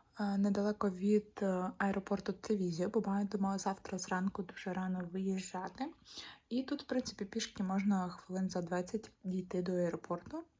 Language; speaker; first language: Ukrainian; native; Ukrainian